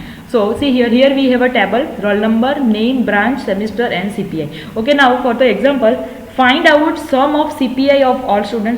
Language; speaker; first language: English; non-native, local second language; Gujarati